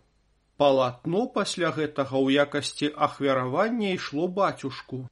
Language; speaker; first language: Belarusian; native; Belarusian